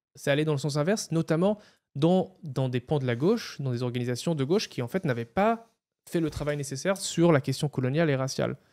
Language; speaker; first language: French; non-native, fluent; Hebrew